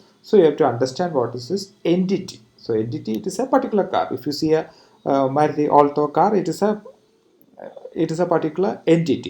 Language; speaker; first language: English; non-native, local second language; Malayalam